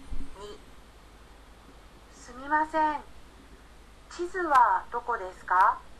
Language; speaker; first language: Japanese; non-native, learner; Indonesian